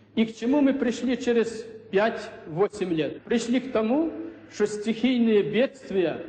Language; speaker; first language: Russian; non-native, local second language; Ukrainian